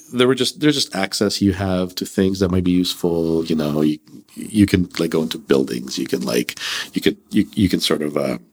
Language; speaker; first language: English; early bilingual, other home language; Russian